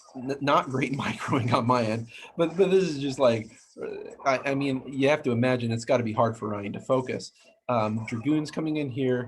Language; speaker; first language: English; native; English